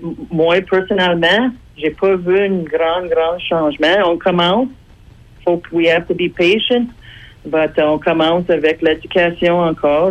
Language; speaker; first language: French; non-native, fluent; English